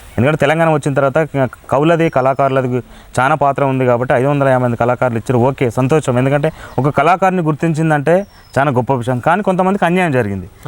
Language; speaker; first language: Telugu; native; Telugu